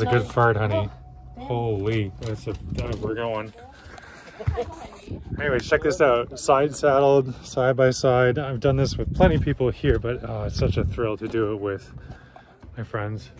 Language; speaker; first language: English; native; English